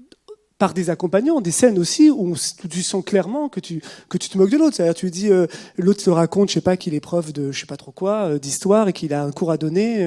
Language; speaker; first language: French; native; French